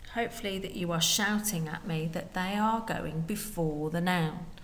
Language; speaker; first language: English; native; English